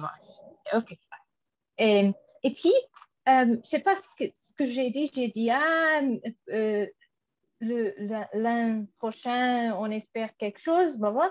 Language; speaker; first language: French; non-native, fluent; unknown